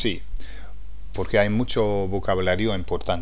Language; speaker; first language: Spanish; non-native, fluent; English